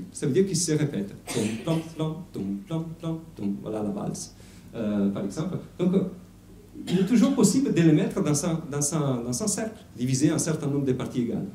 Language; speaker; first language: French; non-native, fluent; Italian